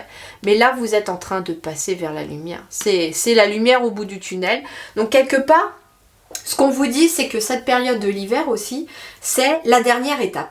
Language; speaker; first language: French; native; French